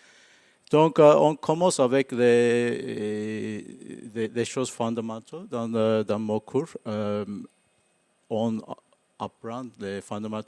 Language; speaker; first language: French; non-native, learner; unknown